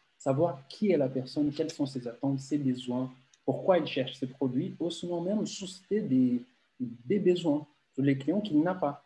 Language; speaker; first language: French; non-native, fluent; Portuguese